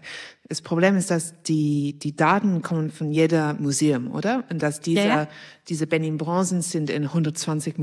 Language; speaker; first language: German; non-native, fluent; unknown